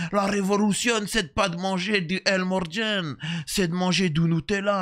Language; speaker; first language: French; native; French